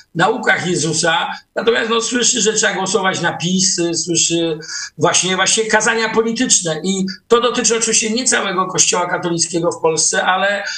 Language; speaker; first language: Polish; native; Polish